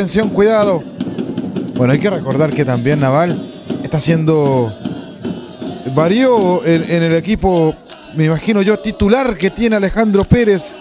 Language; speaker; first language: Spanish; native; Spanish